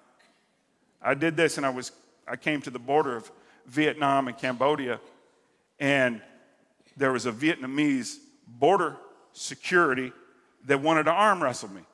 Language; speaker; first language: English; native; English